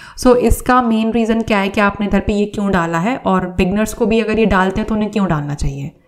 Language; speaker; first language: Hindi; native; Hindi